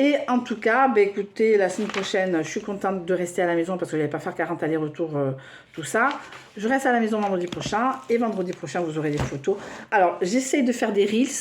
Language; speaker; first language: French; native; French